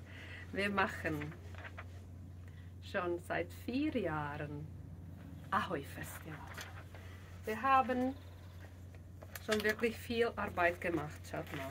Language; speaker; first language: German; non-native, fluent; Czech